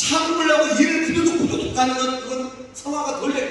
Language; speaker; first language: Korean; native; Korean